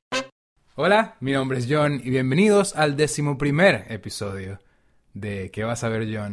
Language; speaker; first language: Spanish; native; Spanish